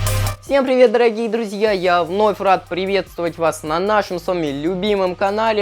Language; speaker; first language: Russian; native; Russian